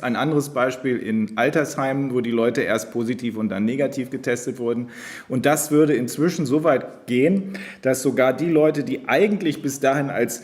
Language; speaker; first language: German; native; German